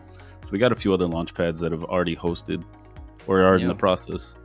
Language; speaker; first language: English; native; English